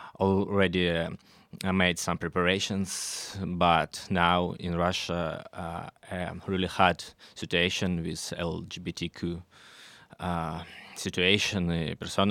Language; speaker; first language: English; non-native, learner; Russian